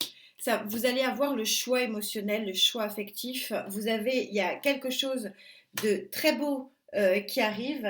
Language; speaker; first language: French; native; French